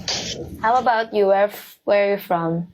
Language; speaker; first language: English; non-native, local second language; Filipino